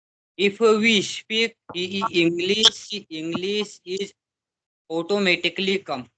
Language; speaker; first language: English; non-native, learner; Hindi